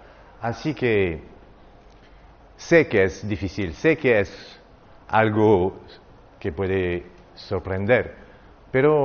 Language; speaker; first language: Spanish; non-native, learner; French